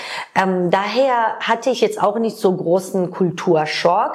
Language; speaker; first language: German; non-native, fluent; Georgian